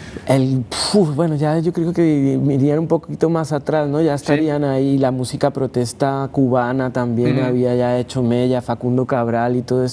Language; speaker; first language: Spanish; native; Spanish